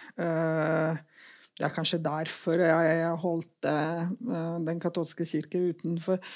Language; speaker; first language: Norwegian; non-native, fluent; Italian